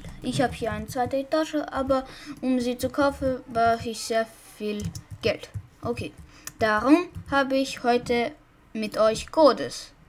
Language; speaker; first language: German; non-native, learner; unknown